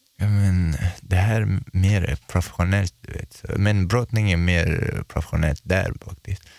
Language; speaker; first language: Swedish; non-native, fluent; Chechen